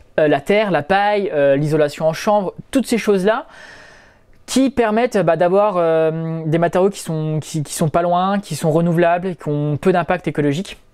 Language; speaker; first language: French; native; French